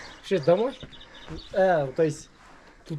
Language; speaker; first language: Russian; non-native, local second language; Kyrgyz